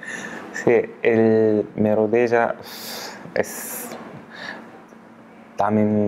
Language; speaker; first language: Spanish; non-native, learner; Arabic